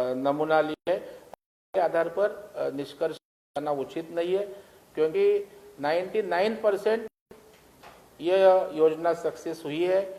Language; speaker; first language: Hindi; non-native, local second language; Marathi